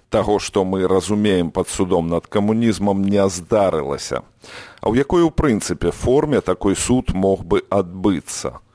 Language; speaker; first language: Belarusian; native; Belarusian